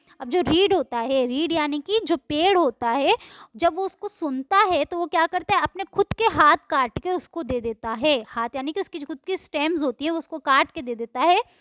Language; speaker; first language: Hindi; native; Hindi